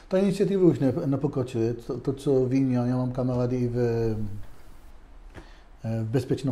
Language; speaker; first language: Czech; non-native, fluent; Hebrew